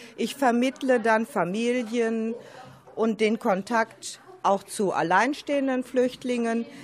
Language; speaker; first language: German; native; German